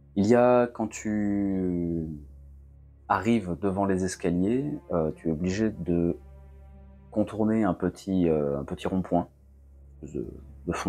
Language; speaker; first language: French; native; French